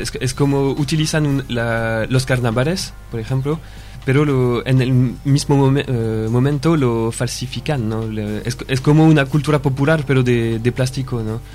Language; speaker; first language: Spanish; non-native, fluent; French